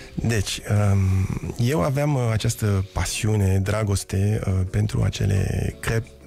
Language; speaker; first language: French; non-native, fluent; Romanian